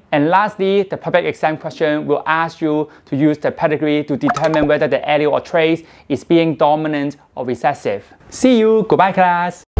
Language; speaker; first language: English; non-native, local second language; Cantonese